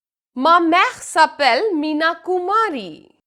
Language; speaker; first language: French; non-native, fluent; Hindi